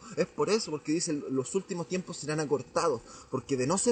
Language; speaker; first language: Spanish; native; Spanish